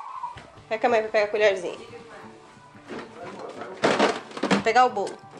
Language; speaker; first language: Portuguese; native; Portuguese